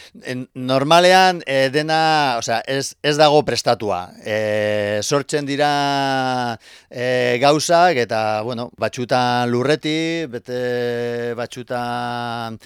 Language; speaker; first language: Basque; non-native, local second language; Spanish